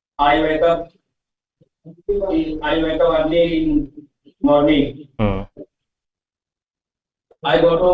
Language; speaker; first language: English; non-native, learner; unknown